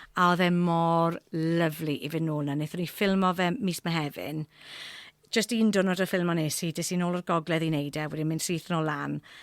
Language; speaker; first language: Welsh; non-native, local second language; English